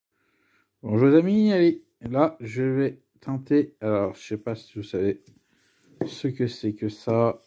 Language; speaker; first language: French; native; French